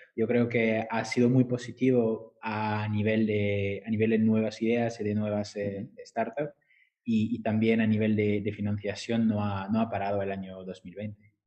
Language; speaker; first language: Spanish; non-native, fluent; French